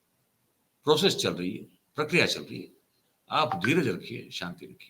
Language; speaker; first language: Hindi; non-native, local second language; Gujarati